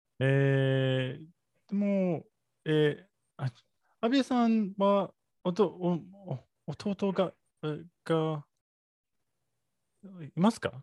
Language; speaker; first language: Japanese; non-native, learner; English